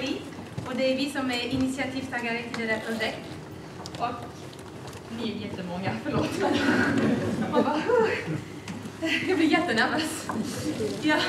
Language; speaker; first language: Swedish; non-native, fluent; French